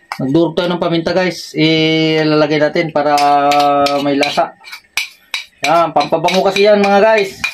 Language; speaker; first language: Filipino; non-native, local second language; Iloko